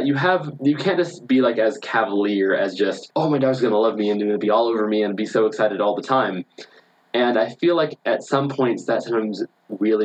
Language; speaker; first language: English; native; English